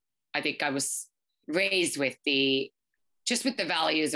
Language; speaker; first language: English; non-native, fluent; Finnish